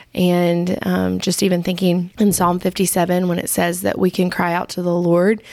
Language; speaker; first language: English; native; English